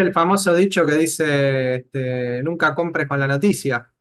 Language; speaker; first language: Spanish; native; Spanish